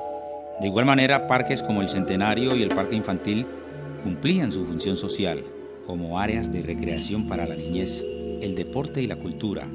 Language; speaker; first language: Spanish; native; Spanish